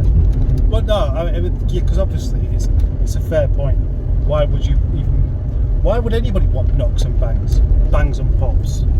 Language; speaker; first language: English; native; English